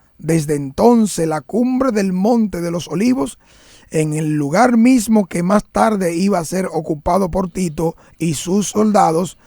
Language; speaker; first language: Spanish; native; Spanish